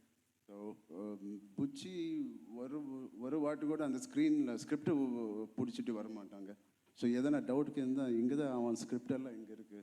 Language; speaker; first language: Tamil; non-native, local second language; Telugu